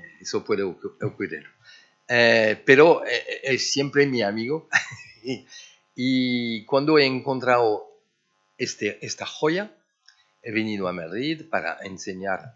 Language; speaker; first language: Spanish; early bilingual, heritage; French